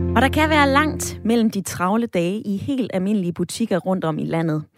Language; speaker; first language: Danish; native; Danish